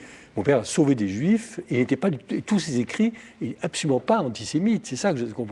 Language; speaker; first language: French; native; French